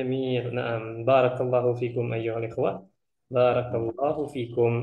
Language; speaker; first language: Arabic; non-native, fluent; Indonesian